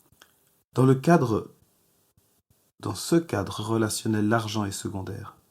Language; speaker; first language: French; native; French